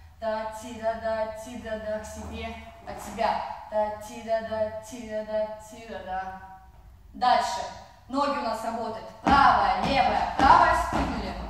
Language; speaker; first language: Russian; non-native, fluent; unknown